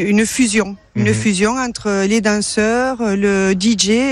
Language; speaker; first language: French; native; French